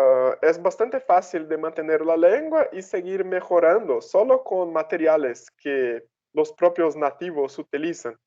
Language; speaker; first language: Spanish; non-native, fluent; Portuguese